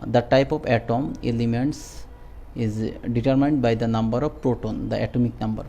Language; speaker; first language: English; non-native, local second language; Bangla